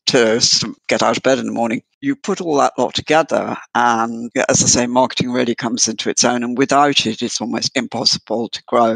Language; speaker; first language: English; native; English